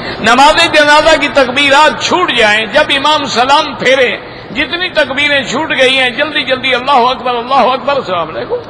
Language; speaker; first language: Urdu; native; Urdu